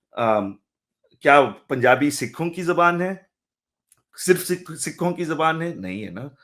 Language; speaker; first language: Hindi; early bilingual, heritage; Urdu